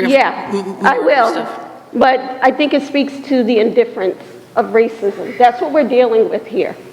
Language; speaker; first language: English; native; English